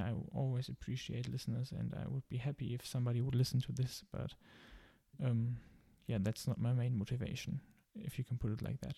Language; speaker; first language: English; non-native, fluent; German